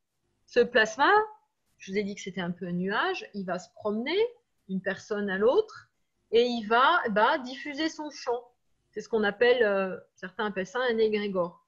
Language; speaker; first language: French; native; French